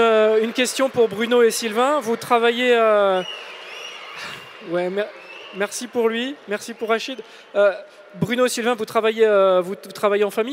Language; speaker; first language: French; native; French